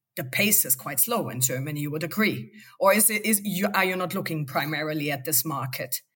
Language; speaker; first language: English; non-native, fluent; German